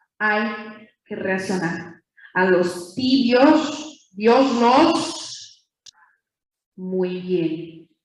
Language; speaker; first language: Spanish; non-native, fluent; Portuguese